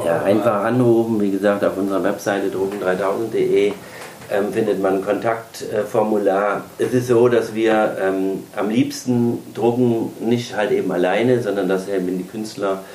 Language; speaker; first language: German; native; German